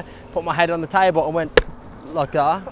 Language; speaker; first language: English; native; English